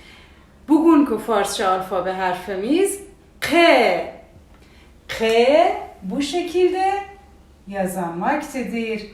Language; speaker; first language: Turkish; non-native, fluent; Persian